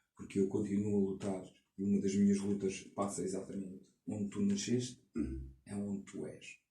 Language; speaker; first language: Portuguese; early bilingual, other home language; Kabuverdianu